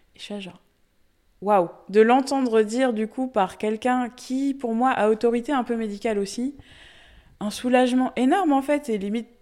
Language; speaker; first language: French; native; French